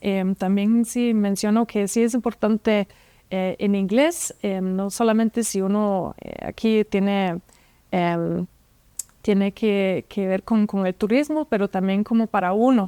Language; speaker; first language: Spanish; non-native, fluent; German